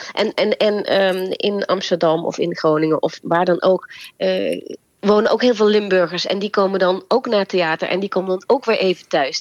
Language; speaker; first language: Dutch; native; Dutch